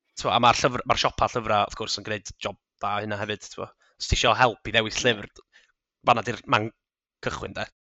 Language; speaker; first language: Welsh; native; Welsh